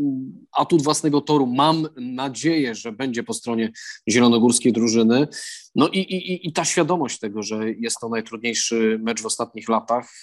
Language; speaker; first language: Polish; native; Polish